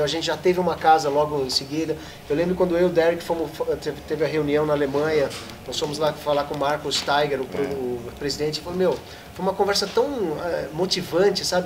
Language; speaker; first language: Portuguese; native; Portuguese